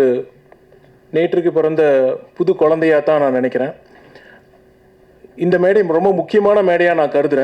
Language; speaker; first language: Tamil; native; Tamil